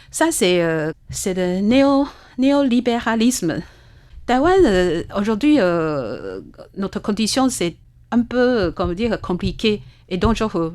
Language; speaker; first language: French; non-native, fluent; Chinese